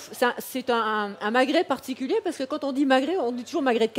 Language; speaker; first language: French; native; French